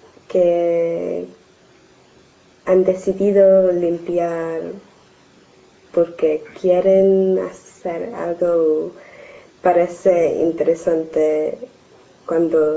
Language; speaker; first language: Spanish; non-native, learner; English